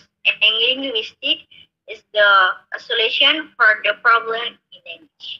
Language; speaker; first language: English; non-native, learner; Indonesian